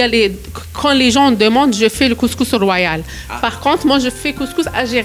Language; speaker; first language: French; non-native, local second language; Arabic